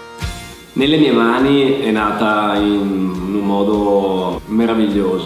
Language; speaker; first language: Italian; native; Italian